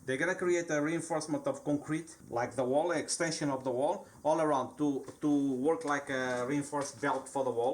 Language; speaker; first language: English; non-native, fluent; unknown